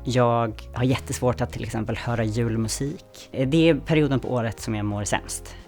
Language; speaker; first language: Swedish; native; Swedish